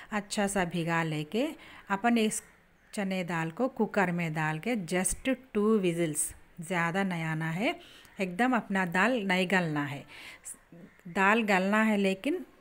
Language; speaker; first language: Hindi; native; Hindi